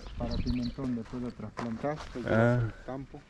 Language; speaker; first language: Spanish; native; Spanish